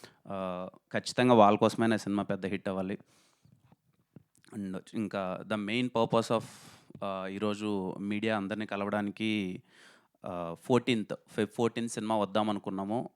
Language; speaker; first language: Telugu; native; Telugu